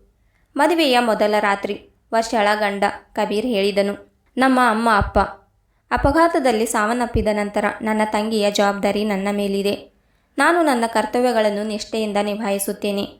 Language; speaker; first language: Kannada; native; Kannada